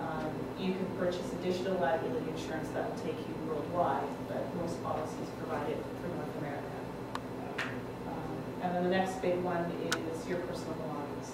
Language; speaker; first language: English; native; English